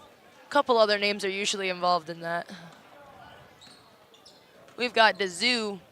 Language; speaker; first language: English; native; English